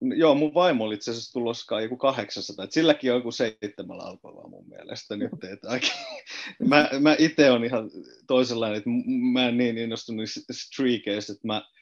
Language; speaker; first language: Finnish; native; Finnish